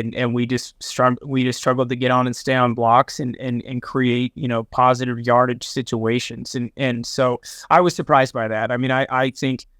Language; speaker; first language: English; native; English